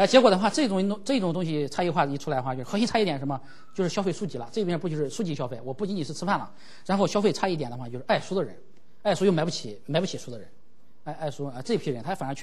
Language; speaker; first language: Chinese; native; Chinese